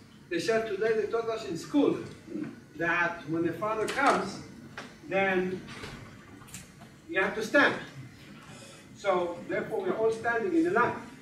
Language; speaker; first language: English; non-native, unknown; Hebrew